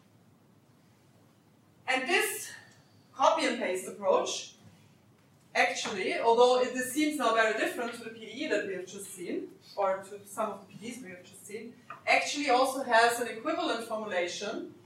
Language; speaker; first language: English; non-native, fluent; German